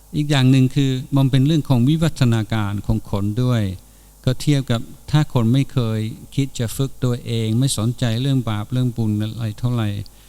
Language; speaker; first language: Thai; non-native, fluent; English